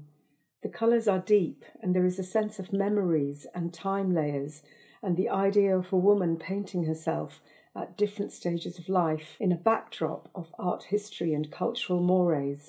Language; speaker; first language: English; native; English